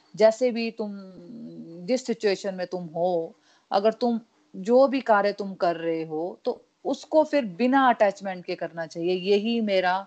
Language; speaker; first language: Hindi; non-native, local second language; Punjabi